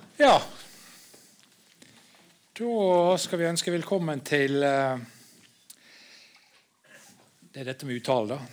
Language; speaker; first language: Norwegian; native; Norwegian